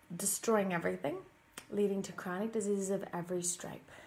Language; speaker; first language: English; native; English